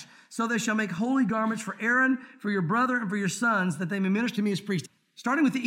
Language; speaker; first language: English; native; English